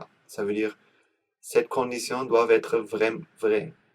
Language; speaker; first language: French; non-native, learner; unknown